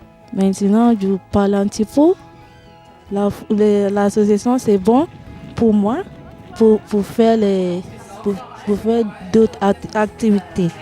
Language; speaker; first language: French; non-native, learner; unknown